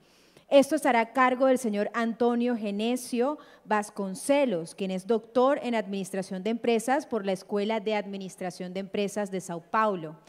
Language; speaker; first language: Spanish; native; Spanish